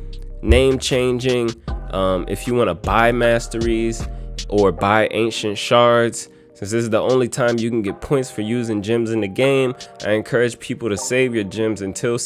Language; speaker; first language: English; native; English